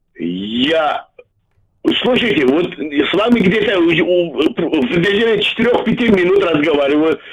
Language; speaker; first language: Russian; non-native, local second language; Uzbek